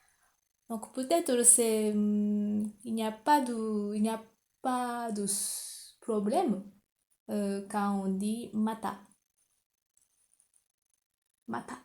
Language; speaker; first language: French; non-native, fluent; Japanese